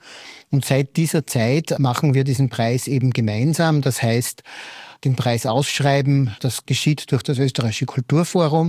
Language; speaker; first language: German; native; German